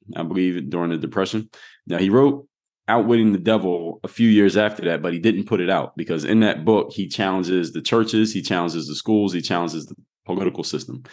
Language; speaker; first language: English; native; English